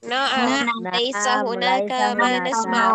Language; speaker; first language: Arabic; non-native, learner; Indonesian